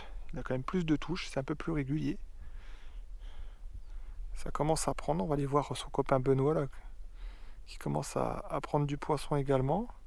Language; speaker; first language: French; native; French